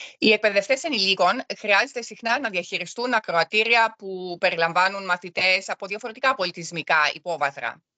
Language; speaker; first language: Greek; early bilingual, other home language; German